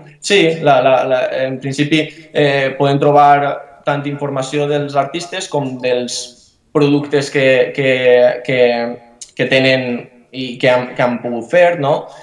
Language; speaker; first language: Catalan; native; Catalan